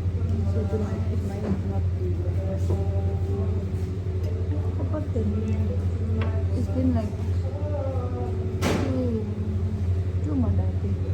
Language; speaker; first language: English; non-native, fluent; Tibetan